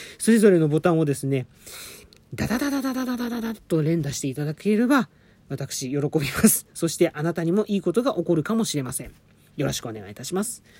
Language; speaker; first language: Japanese; native; Japanese